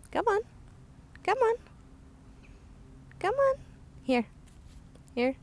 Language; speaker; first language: Arabic; native; Arabic